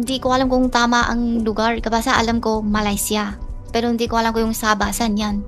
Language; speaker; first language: Filipino; non-native, learner; Chinese